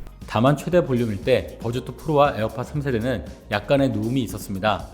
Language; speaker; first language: Korean; native; Korean